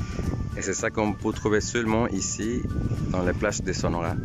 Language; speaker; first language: French; non-native, fluent; Spanish